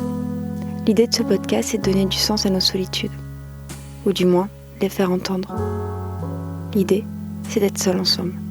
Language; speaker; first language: French; native; French